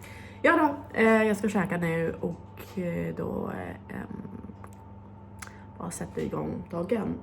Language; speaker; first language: Swedish; non-native, fluent; English